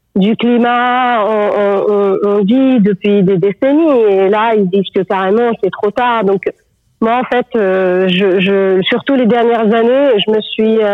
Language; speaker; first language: French; non-native, local second language; Arabic